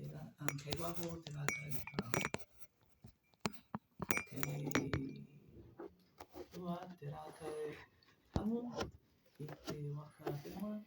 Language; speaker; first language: Māori; non-native, learner; English